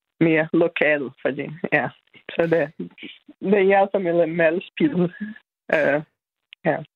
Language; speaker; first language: Danish; non-native, fluent; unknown